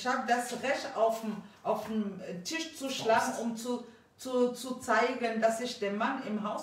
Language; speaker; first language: German; non-native, fluent; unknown